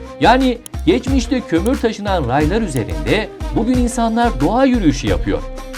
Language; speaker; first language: Turkish; native; Turkish